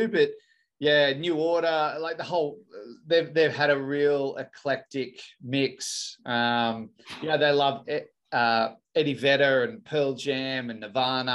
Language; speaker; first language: English; native; English